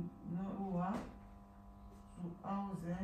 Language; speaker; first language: German; non-native, learner; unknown